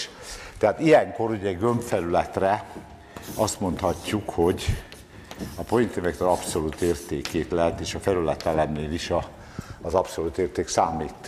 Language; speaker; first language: Hungarian; native; Hungarian